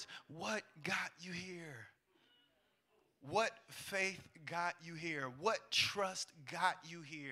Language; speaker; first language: English; native; English